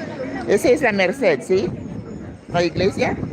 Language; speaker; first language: Spanish; non-native, learner; English